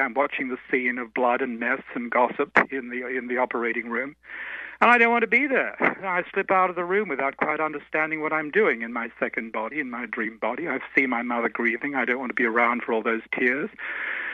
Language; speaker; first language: English; native; English